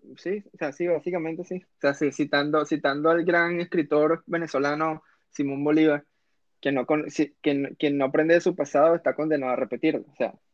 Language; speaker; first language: Spanish; native; Spanish